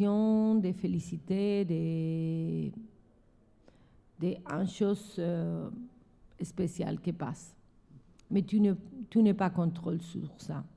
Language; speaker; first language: French; non-native, learner; Spanish